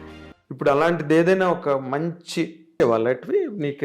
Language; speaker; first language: Telugu; native; Telugu